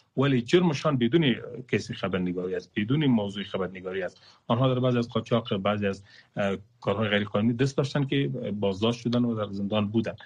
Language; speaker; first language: Persian; non-native, local second language; Pashto